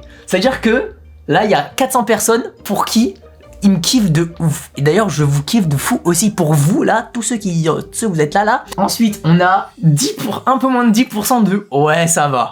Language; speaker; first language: French; native; French